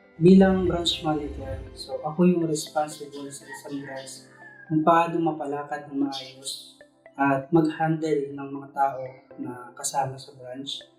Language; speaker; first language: Filipino; native; Filipino